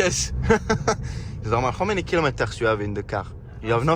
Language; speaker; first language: English; non-native, learner; French